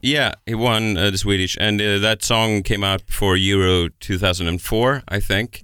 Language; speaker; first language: English; non-native, fluent; Swedish